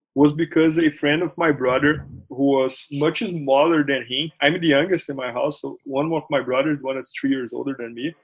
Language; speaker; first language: English; non-native, fluent; Portuguese